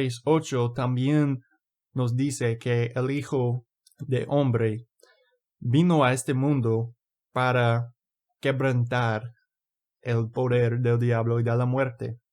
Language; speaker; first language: Spanish; non-native, fluent; English